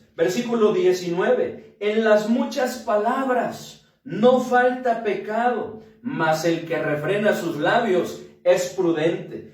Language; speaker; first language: Spanish; native; Spanish